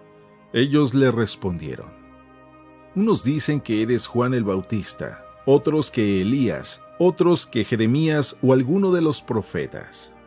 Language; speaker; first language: Spanish; native; Spanish